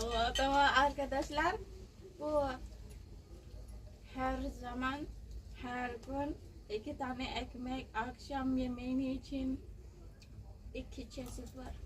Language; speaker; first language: Turkish; non-native, learner; Indonesian